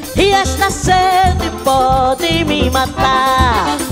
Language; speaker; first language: Portuguese; native; Portuguese